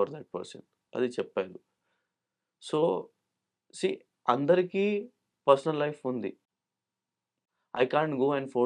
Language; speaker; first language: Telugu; non-native, local second language; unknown